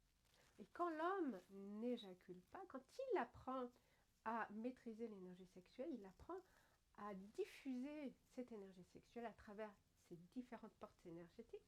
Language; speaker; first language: French; native; French